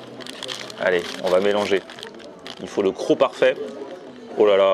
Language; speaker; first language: French; native; French